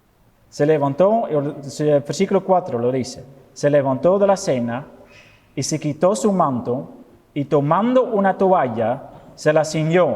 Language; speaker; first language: Spanish; non-native, fluent; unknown